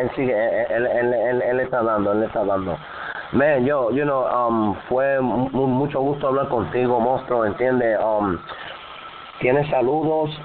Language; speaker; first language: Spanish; early bilingual, heritage; Spanish